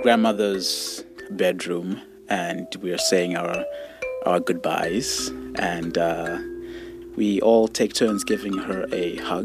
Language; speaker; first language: English; non-native, local second language; Shona